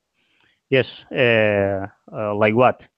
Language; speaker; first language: English; non-native, learner; Spanish